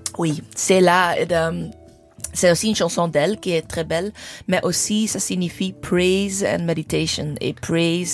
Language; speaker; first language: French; non-native, learner; English